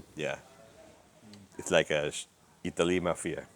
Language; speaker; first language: English; non-native, learner; Thai